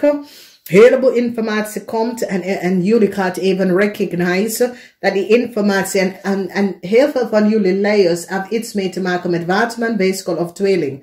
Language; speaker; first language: Dutch; non-native, learner; English